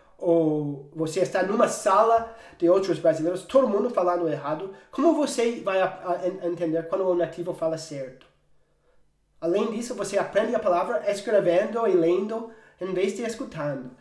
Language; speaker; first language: Portuguese; non-native, fluent; English